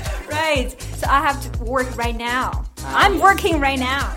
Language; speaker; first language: English; non-native, fluent; Chinese